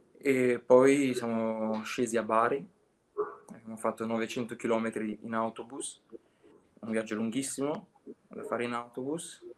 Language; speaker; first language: Italian; early bilingual, other home language; Albanian